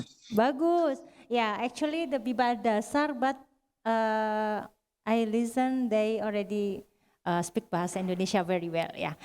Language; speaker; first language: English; non-native, learner; Indonesian